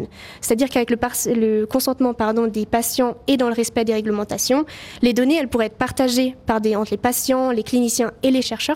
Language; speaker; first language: French; native; French